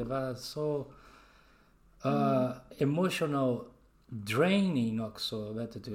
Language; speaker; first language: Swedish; non-native, learner; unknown